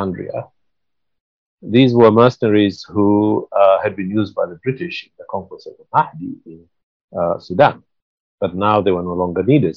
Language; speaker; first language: English; non-native, local second language; Swahili